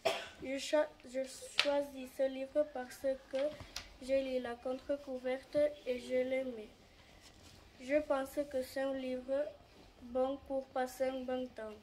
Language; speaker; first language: French; non-native, learner; Catalan